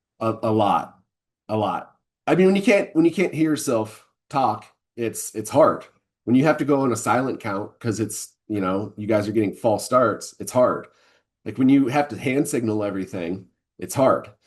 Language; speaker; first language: English; native; English